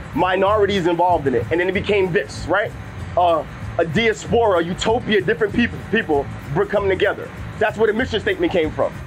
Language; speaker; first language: English; native; English